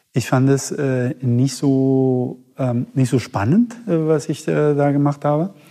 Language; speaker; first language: German; non-native, fluent; Spanish